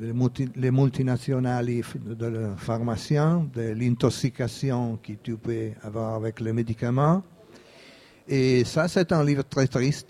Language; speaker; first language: French; non-native, fluent; Italian